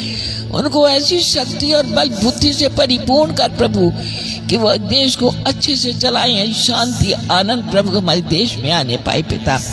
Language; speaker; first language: Hindi; native; Hindi